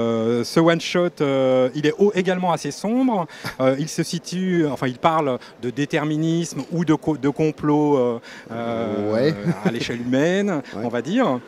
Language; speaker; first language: French; native; French